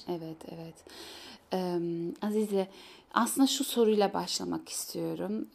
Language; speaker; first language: Turkish; early bilingual, heritage; Turkish